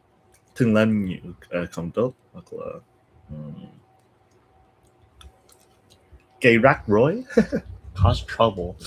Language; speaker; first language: Vietnamese; non-native, learner; English